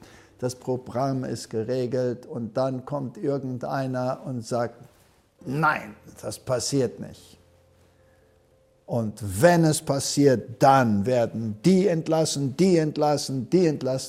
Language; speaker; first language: German; early bilingual, heritage; German